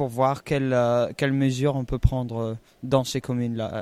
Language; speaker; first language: French; non-native, fluent; German